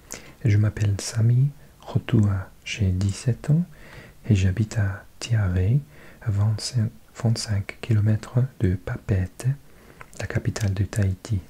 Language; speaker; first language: French; non-native, learner; English